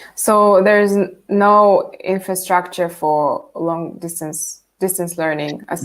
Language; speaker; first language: English; non-native, fluent; Russian